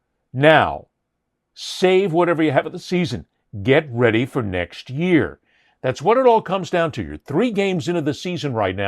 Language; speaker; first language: English; native; English